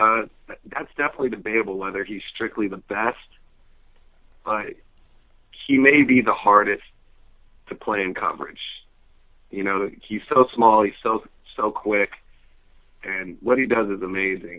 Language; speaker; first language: English; native; English